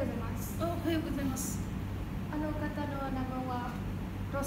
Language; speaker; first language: Japanese; non-native, learner; Malay